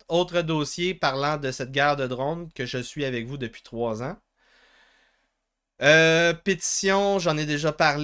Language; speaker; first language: French; native; French